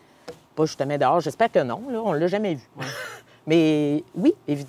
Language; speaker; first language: French; native; French